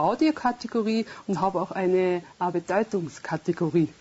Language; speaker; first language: German; non-native, fluent; English